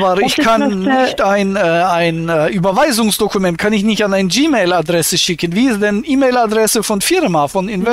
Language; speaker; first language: German; native; German